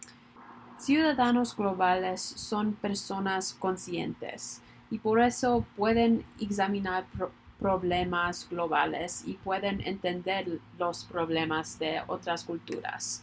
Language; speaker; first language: Spanish; non-native, learner; English